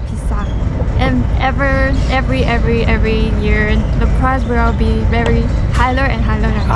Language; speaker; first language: English; non-native, learner; Chinese